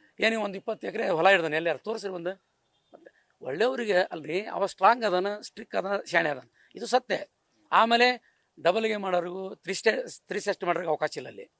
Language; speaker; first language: Kannada; non-native, local second language; Lambadi